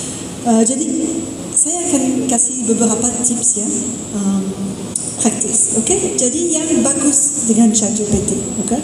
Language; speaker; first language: Indonesian; non-native, fluent; English